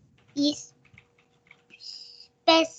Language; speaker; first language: English; non-native, learner; Vietnamese